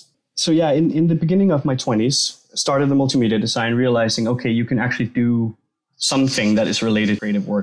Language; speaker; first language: English; non-native, fluent; Danish